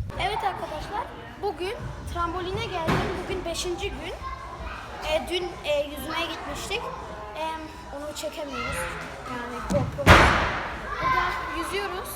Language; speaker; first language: Turkish; early bilingual, heritage; Turkish